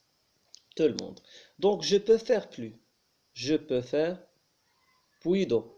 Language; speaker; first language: French; non-native, local second language; Arabic